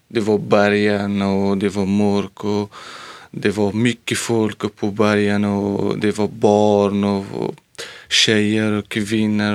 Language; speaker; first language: Swedish; non-native, learner; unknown